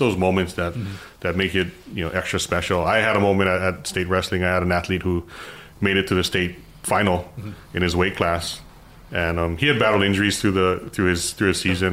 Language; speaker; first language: English; native; English